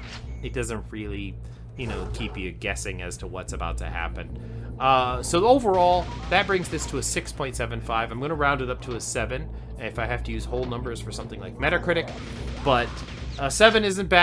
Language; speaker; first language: English; native; English